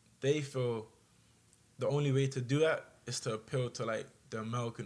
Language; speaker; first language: English; native; English